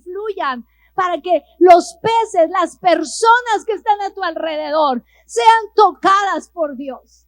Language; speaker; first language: Spanish; native; Spanish